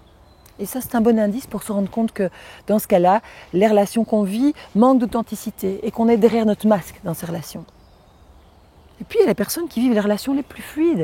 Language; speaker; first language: French; native; French